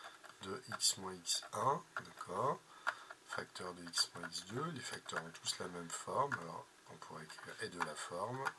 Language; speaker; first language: French; native; French